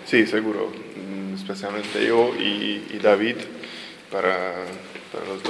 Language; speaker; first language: Spanish; non-native, learner; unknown